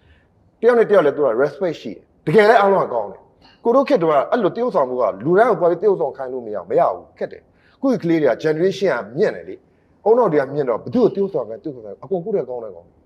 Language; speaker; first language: Burmese; native; Burmese